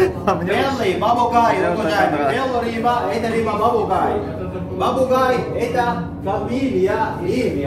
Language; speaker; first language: Russian; non-native, learner; Arabic